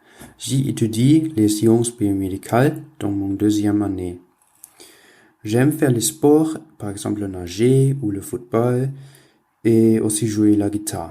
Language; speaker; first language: French; non-native, learner; German